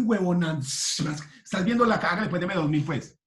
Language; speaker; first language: Spanish; native; Spanish